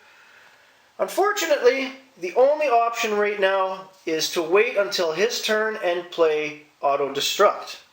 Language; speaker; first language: English; native; English